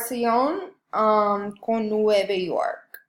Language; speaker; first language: Spanish; non-native, learner; English